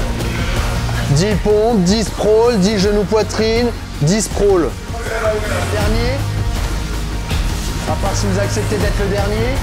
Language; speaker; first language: French; native; French